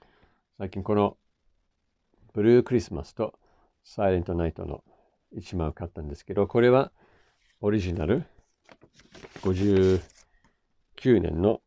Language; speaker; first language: Japanese; non-native, fluent; English